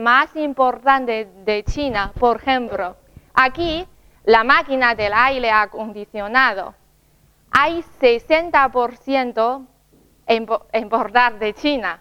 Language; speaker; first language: Spanish; non-native, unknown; Chinese